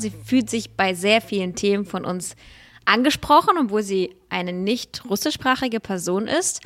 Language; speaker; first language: German; early bilingual, other home language; Russian